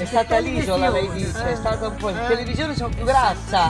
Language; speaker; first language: Italian; native; Italian